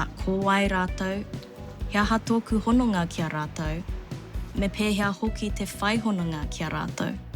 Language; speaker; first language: Māori; non-native, local second language; Chinese